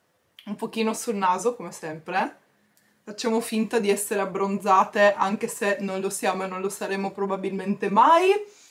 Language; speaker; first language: Italian; native; Italian